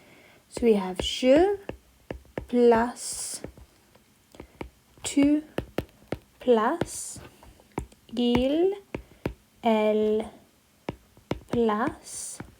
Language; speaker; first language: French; non-native, fluent; English